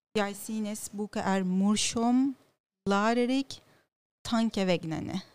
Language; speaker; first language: Norwegian; non-native, fluent; Turkish